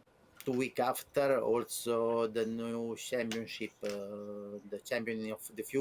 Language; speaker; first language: English; non-native, learner; Italian